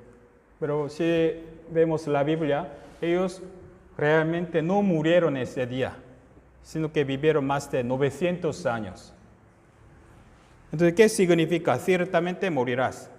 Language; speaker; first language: Spanish; non-native, fluent; Korean